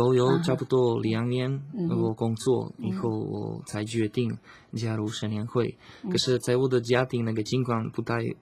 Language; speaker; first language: Chinese; non-native, learner; Slovak